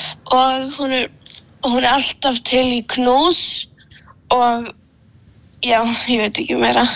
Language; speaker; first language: Icelandic; early bilingual, other home language; Polish